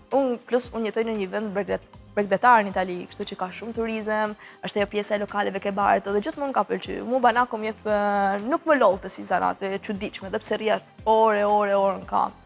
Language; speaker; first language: Albanian; early bilingual, heritage; Albanian